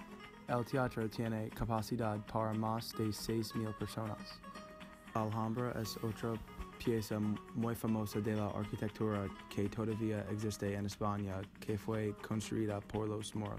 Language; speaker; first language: Spanish; non-native, learner; English